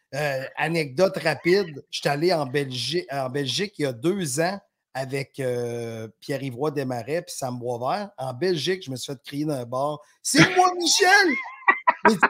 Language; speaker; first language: French; native; French